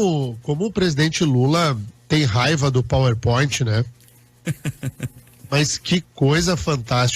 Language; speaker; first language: Portuguese; native; Portuguese